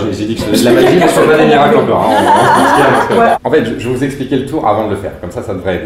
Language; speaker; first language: French; native; French